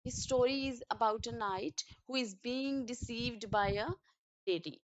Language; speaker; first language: English; non-native, local second language; Punjabi